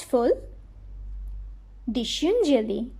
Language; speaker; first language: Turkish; non-native, learner; Bangla